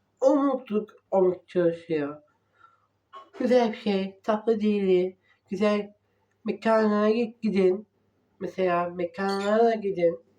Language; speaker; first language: Turkish; non-native, learner; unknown